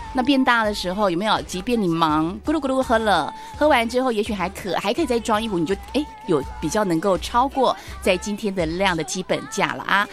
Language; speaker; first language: Chinese; native; Chinese